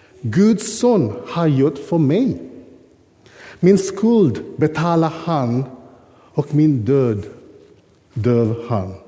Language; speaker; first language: Swedish; non-native, fluent; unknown